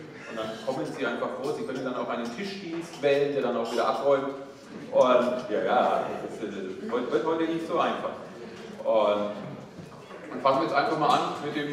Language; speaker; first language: German; native; German